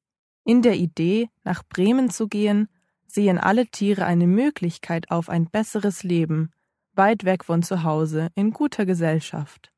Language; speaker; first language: German; native; German